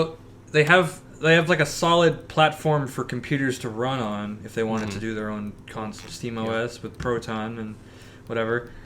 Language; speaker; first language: English; native; English